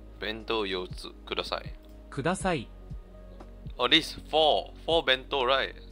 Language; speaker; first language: Japanese; non-native, learner; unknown